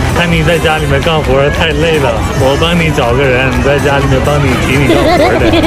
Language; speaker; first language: Chinese; early bilingual, heritage; Chinese